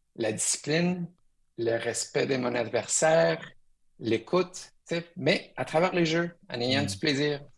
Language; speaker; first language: French; early bilingual, other home language; Spanish